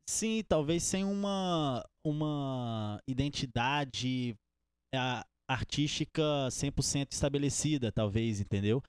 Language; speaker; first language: Portuguese; native; Portuguese